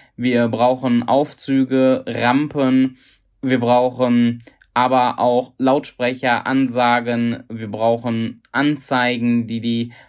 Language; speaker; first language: German; native; German